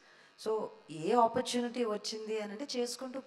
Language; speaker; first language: Telugu; native; Telugu